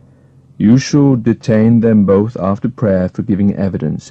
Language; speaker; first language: English; native; English